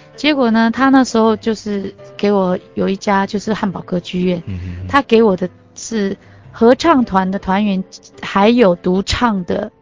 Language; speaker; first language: Chinese; native; Chinese